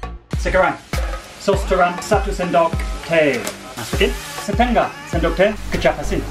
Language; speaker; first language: Indonesian; non-native, fluent; English